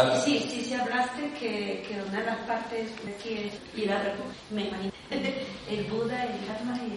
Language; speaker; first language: Spanish; native; Spanish